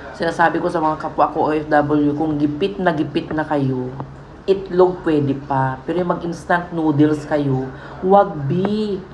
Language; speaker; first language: Filipino; non-native, local second language; Iloko